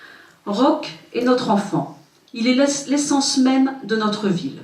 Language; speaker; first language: French; native; French